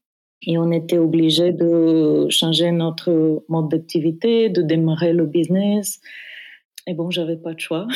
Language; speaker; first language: French; non-native, fluent; Bulgarian